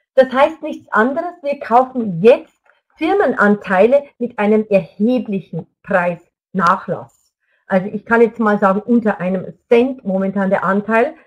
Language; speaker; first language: German; native; German